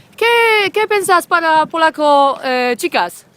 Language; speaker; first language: Spanish; non-native, learner; Polish